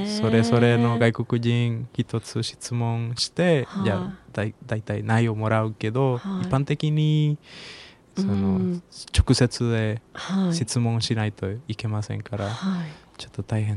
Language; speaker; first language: Japanese; non-native, learner; Spanish